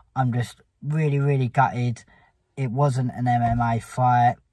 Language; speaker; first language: English; native; English